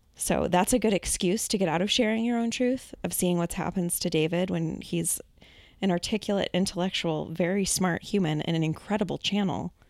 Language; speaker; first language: English; native; English